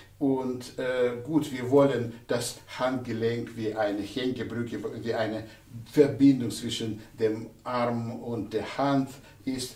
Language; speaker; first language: German; non-native, fluent; Russian